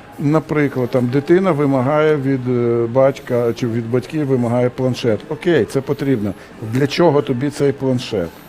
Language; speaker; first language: Ukrainian; non-native, local second language; Russian